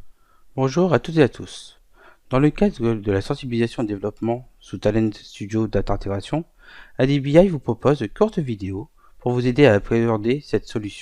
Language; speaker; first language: French; native; French